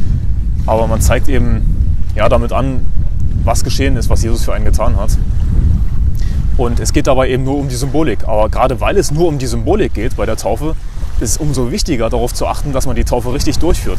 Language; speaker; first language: German; native; German